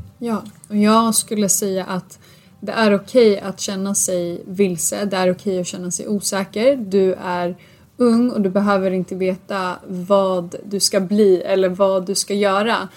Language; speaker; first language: Swedish; early bilingual, other home language; Assyrian Neo-Aramaic